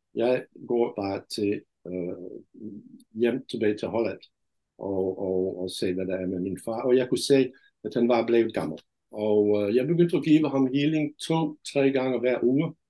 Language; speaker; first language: Danish; non-native, fluent; Dutch